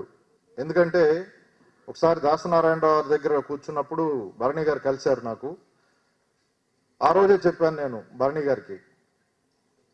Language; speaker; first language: Telugu; native; Telugu